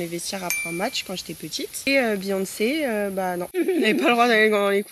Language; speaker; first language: French; native; French